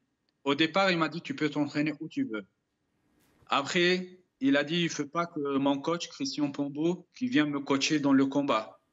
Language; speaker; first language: French; non-native, fluent; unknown